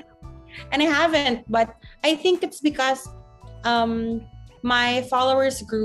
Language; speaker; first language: English; non-native, local second language; Hiligaynon